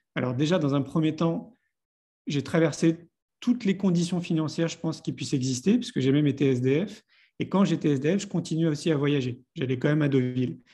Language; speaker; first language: French; native; French